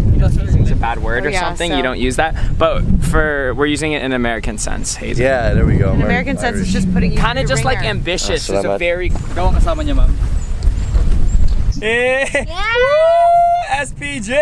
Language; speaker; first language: English; native; English